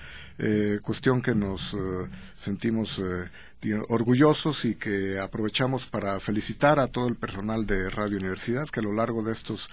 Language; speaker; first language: Spanish; native; Spanish